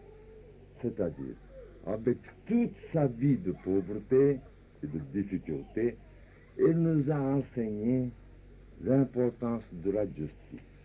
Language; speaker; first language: French; non-native, fluent; Japanese